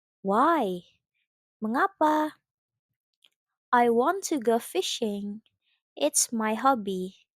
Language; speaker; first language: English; non-native, fluent; Indonesian